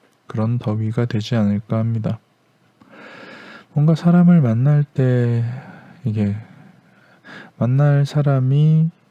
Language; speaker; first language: Korean; native; Korean